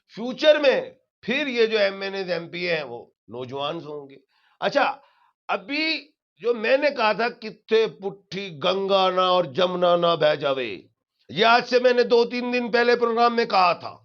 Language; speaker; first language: Urdu; non-native, local second language; Punjabi